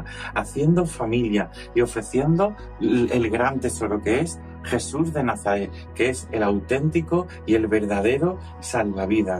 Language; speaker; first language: Spanish; native; Spanish